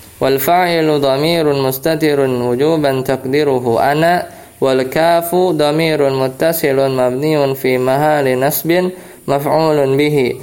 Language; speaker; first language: Arabic; non-native, fluent; Indonesian